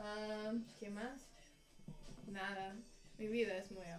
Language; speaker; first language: Spanish; non-native, learner; English